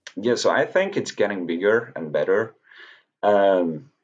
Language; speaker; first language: English; non-native, fluent; Hungarian